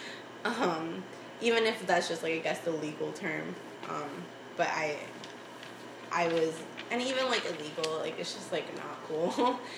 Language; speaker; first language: English; early bilingual, other home language; Spanish